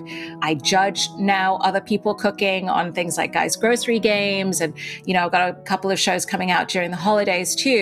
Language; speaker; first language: English; native; English